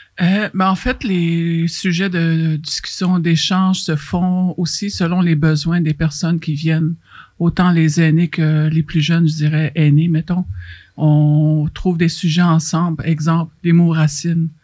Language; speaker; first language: French; non-native, local second language; Cree